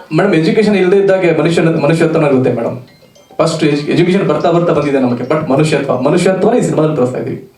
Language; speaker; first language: Kannada; native; Kannada